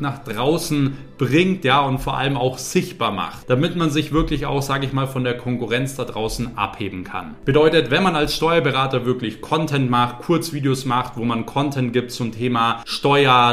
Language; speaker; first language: German; native; German